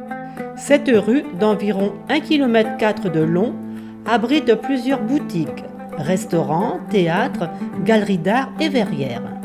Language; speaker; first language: French; native; French